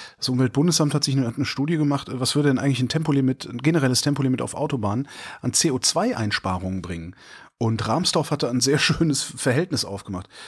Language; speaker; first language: German; native; German